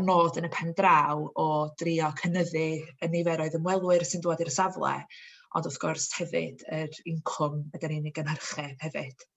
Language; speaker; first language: Welsh; native; Welsh